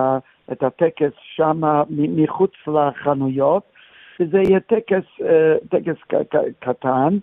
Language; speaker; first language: Hebrew; non-native, fluent; English